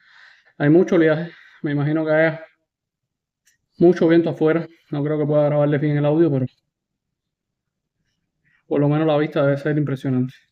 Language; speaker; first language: Spanish; native; Spanish